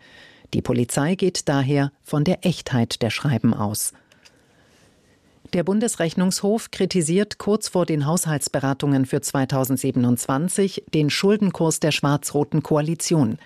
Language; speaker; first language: German; native; German